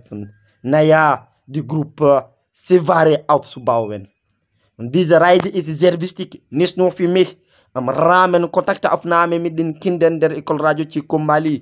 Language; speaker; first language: German; non-native, learner; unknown